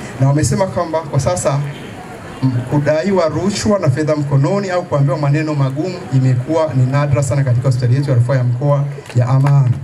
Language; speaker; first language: Swahili; native; Swahili